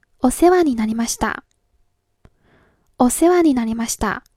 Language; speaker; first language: Japanese; non-native, fluent; Chinese